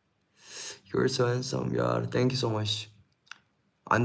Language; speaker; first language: English; non-native, fluent; Korean